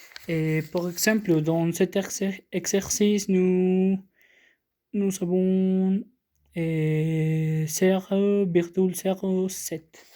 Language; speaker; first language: French; non-native, learner; Spanish